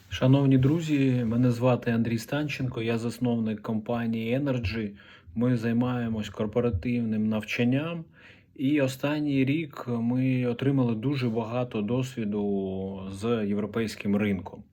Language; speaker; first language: Ukrainian; non-native, local second language; Russian